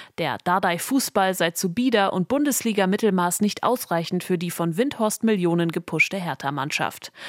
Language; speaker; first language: German; native; German